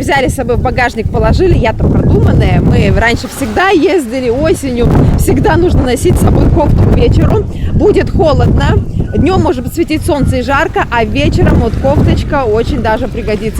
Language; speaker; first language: Russian; native; Russian